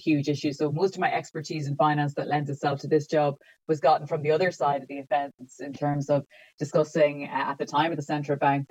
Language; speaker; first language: English; native; English